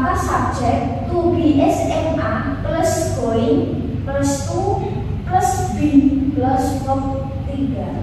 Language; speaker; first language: English; non-native, fluent; Indonesian